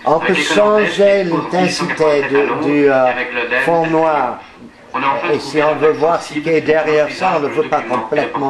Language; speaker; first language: French; non-native, fluent; English